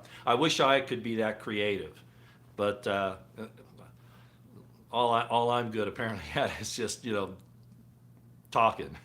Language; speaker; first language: English; native; English